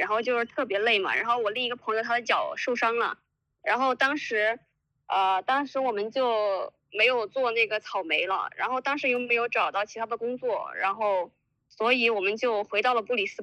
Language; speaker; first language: Chinese; native; Chinese